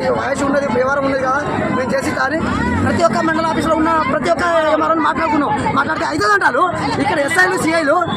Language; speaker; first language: Telugu; non-native, local second language; Lambadi